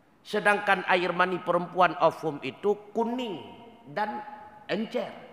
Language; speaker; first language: Malay; non-native, local second language; Achinese